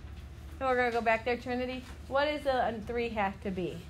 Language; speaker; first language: English; native; English